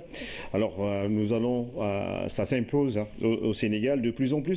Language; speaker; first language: French; non-native, local second language; Wolof